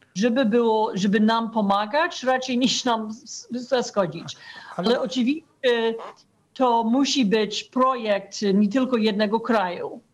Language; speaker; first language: Polish; non-native, fluent; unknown